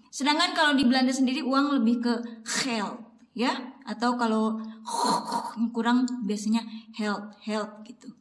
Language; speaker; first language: Indonesian; native; Indonesian